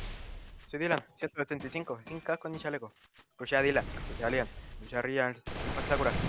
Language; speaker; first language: Spanish; native; Spanish